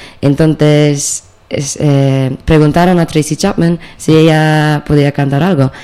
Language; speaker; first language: Spanish; non-native, fluent; English